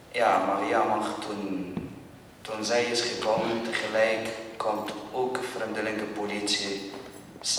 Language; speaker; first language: Dutch; non-native, learner; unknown